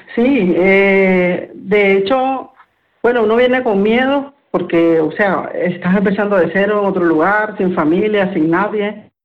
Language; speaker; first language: Spanish; native; Spanish